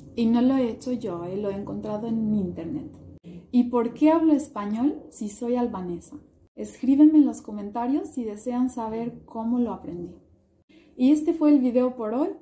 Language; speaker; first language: Spanish; non-native, fluent; Albanian